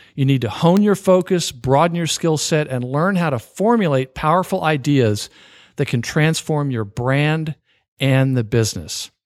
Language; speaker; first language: English; native; English